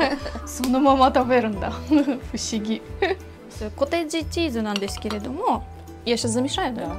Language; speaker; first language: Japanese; non-native, fluent; Russian